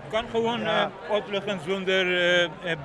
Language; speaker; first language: Dutch; non-native, learner; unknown